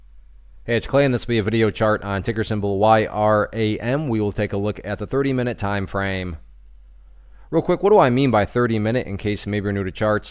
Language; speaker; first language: English; native; English